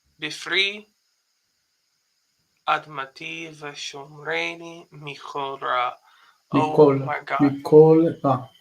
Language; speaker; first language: Hebrew; non-native, fluent; English